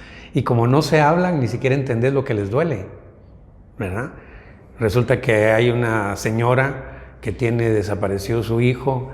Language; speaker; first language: Spanish; native; Spanish